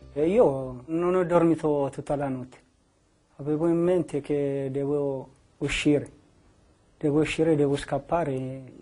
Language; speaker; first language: Italian; non-native, fluent; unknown